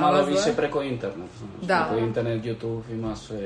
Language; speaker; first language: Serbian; early bilingual, heritage; Spanish